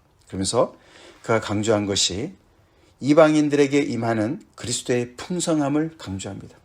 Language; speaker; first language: Korean; native; Korean